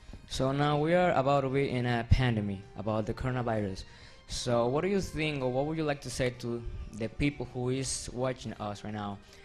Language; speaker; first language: English; non-native, fluent; Spanish